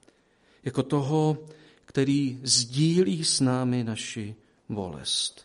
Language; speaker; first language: Czech; native; Czech